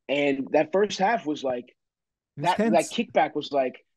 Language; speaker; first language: English; native; English